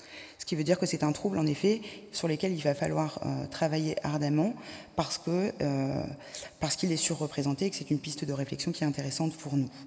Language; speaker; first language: French; native; French